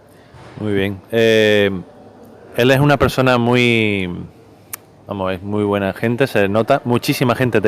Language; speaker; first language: Spanish; native; Spanish